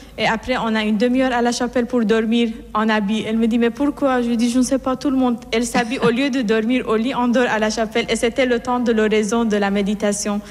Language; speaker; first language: French; non-native, fluent; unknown